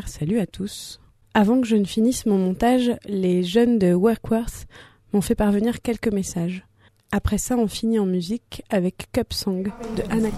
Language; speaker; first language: French; native; French